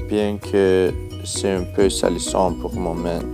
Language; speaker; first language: French; non-native, learner; Swedish